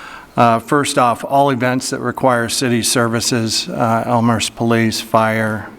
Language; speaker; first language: English; native; English